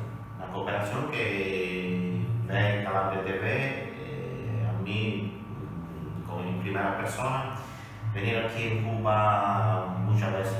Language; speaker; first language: Spanish; non-native, learner; Italian